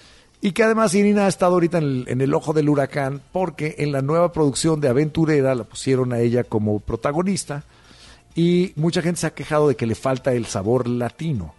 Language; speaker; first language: Spanish; native; Spanish